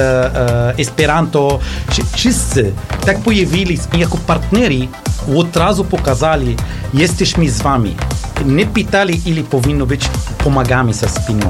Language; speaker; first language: Polish; non-native, learner; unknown